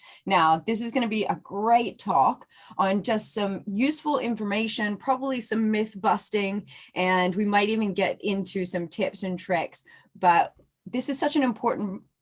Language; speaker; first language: English; native; English